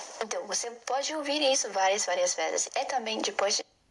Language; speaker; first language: Portuguese; non-native, learner; Latvian